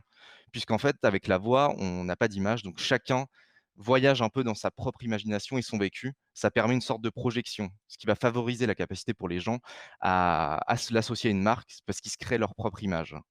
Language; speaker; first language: French; native; French